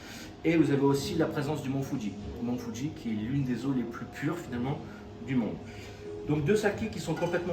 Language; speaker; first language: French; native; French